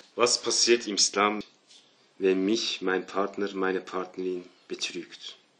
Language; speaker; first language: German; early bilingual, other home language; Turkish